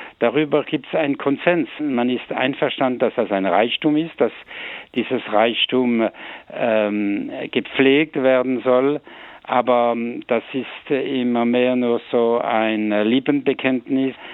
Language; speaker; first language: German; non-native, local second language; French